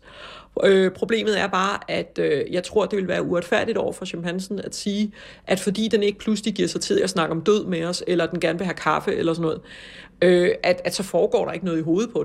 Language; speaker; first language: Danish; native; Danish